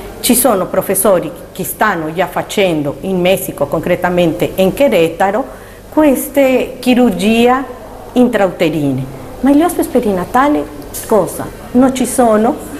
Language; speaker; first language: Italian; non-native, fluent; Spanish